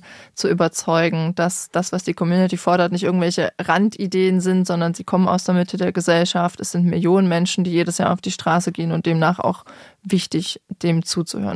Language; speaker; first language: German; native; German